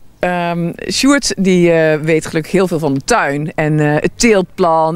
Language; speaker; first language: Dutch; native; Dutch